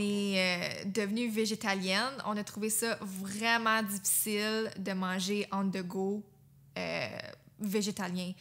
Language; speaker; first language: French; native; French